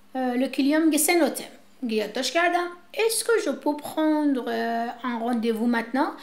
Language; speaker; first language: French; non-native, fluent; Persian